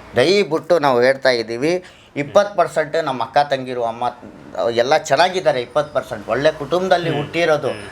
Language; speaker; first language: Kannada; non-native, local second language; Urdu